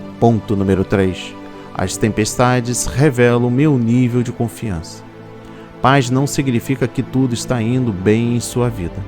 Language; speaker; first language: Portuguese; native; Portuguese